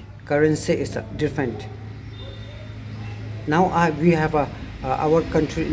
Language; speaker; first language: English; non-native, learner; Tibetan